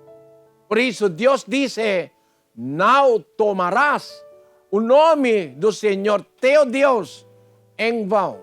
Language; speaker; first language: Portuguese; non-native, fluent; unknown